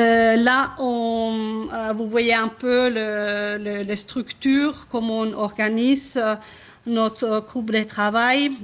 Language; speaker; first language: French; non-native, fluent; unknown